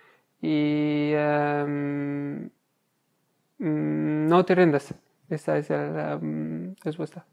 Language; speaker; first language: Spanish; non-native, fluent; Arabic